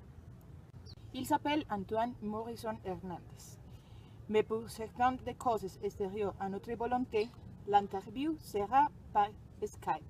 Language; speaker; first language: French; non-native, learner; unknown